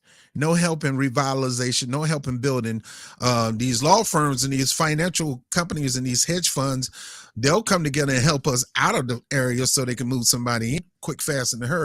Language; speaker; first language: English; native; English